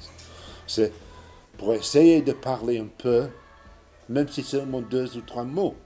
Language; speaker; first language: French; non-native, learner; English